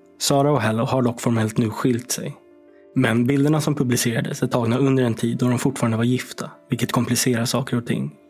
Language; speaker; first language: Swedish; native; Swedish